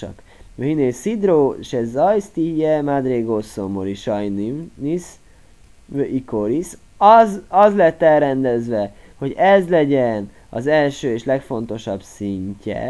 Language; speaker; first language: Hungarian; native; Hungarian